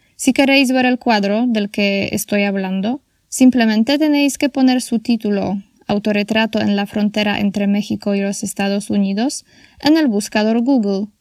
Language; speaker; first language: Spanish; non-native, fluent; Polish